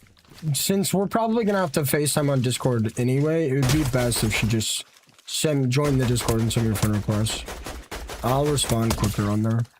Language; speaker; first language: English; native; English